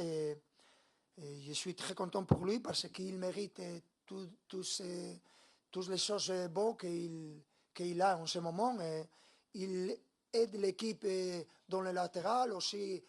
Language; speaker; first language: French; non-native, learner; Spanish